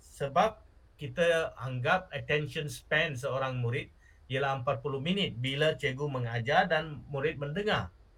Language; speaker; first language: Malay; non-native, local second language; Tamil